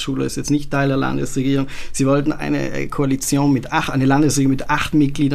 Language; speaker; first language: German; native; German